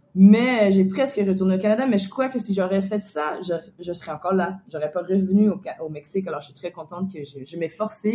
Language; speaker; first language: French; native; French